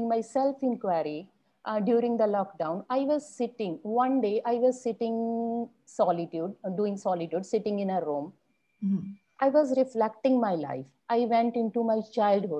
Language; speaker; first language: English; non-native, local second language; Punjabi